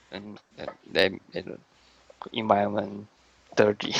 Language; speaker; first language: English; non-native, learner; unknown